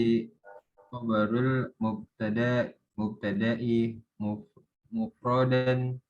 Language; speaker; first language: Arabic; non-native, learner; Indonesian